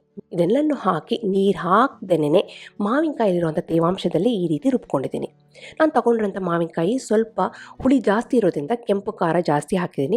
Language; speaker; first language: Kannada; native; Kannada